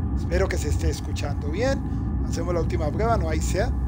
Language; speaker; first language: Spanish; native; Spanish